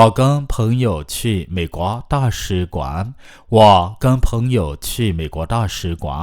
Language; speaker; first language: Chinese; non-native, fluent; Burmese